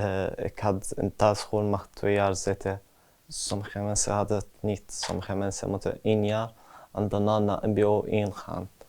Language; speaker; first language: Dutch; early bilingual, other home language; Arabic